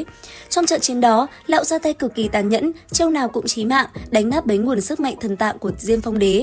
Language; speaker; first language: Vietnamese; native; Vietnamese